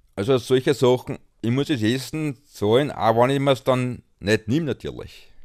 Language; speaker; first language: German; native; German